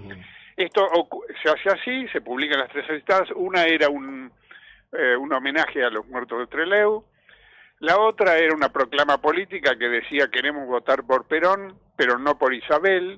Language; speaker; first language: Spanish; native; Spanish